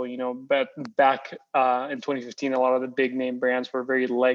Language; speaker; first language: English; non-native, fluent; Spanish